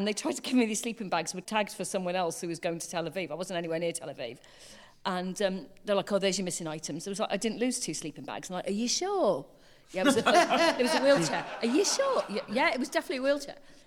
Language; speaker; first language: English; native; English